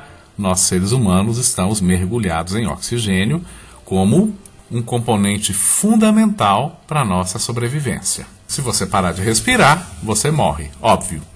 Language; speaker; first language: Portuguese; native; Portuguese